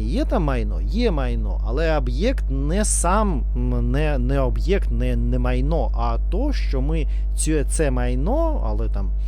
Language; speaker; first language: Ukrainian; non-native, learner; Russian